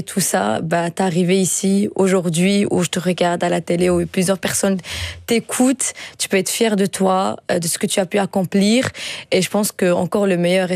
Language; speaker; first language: French; non-native, fluent; Dutch